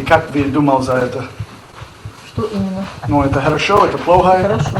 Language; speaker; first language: Russian; non-native, learner; English